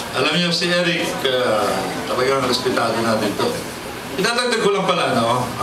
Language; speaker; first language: Filipino; native; Filipino